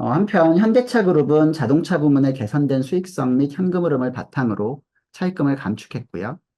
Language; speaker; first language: Korean; native; Korean